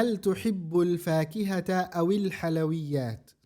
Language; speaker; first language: Arabic; non-native, fluent; Indonesian